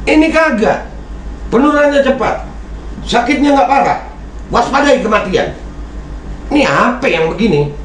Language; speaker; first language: Indonesian; native; Indonesian